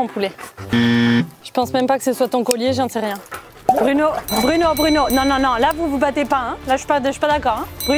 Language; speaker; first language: French; native; French